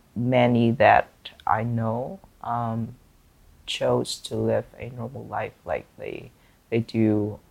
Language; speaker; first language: English; non-native, fluent; Vietnamese